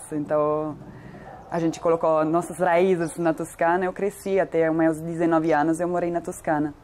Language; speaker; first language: Portuguese; non-native, fluent; Italian